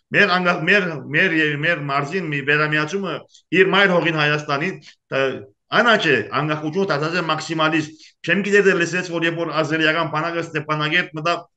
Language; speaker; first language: Armenian; early bilingual, heritage; Armenian